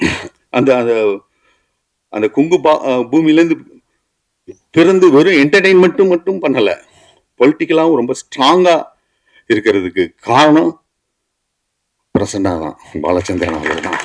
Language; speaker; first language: Tamil; native; Tamil